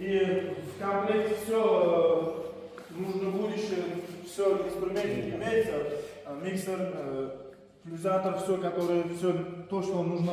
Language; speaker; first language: Russian; non-native, learner; Uzbek